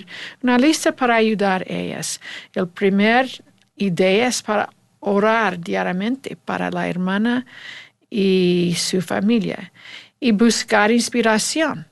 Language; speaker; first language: Spanish; non-native, learner; English